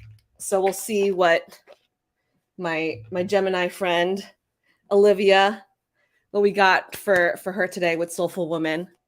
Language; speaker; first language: English; native; English